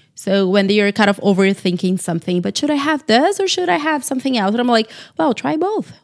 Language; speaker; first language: English; non-native, fluent; Portuguese